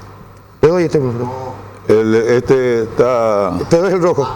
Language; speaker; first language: Spanish; native; Spanish